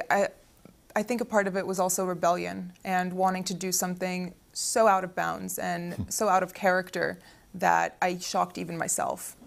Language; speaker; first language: English; early bilingual, other home language; Arabic